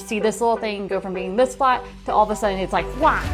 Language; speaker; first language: English; native; English